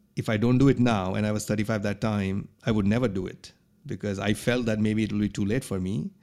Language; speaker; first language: English; non-native, local second language; Bangla